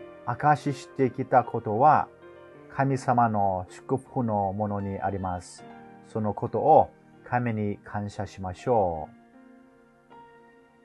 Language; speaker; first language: Japanese; non-native, fluent; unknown